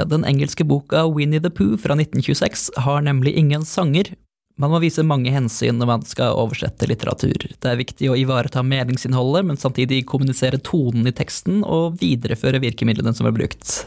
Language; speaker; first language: Norwegian; native; Norwegian